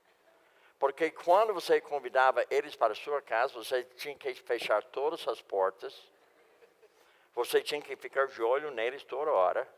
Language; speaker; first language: Portuguese; non-native, fluent; English